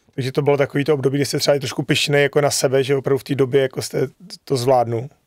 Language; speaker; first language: Czech; native; Czech